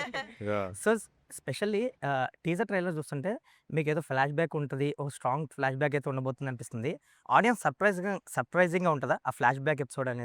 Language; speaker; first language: Telugu; native; Telugu